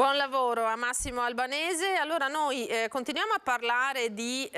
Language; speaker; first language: Italian; native; Italian